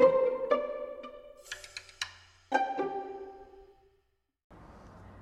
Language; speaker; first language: English; native; English